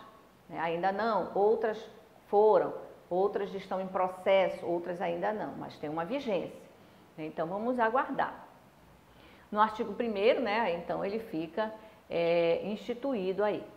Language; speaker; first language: Portuguese; native; Portuguese